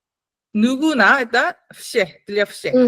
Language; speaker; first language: Russian; non-native, learner; Korean